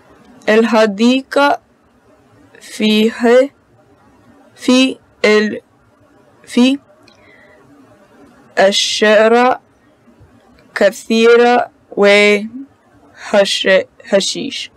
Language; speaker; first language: Arabic; non-native, learner; English